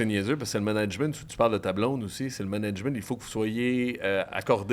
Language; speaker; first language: French; native; French